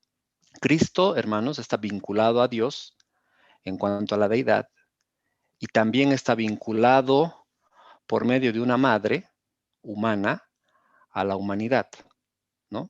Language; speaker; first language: Spanish; native; Spanish